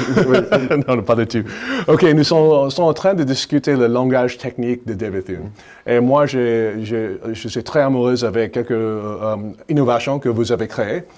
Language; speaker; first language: French; non-native, learner; English